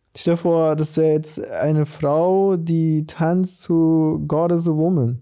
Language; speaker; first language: German; early bilingual, other home language; Portuguese